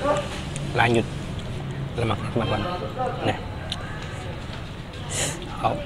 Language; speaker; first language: Indonesian; native; Indonesian